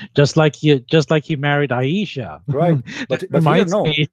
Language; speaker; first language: English; non-native, local second language; Filipino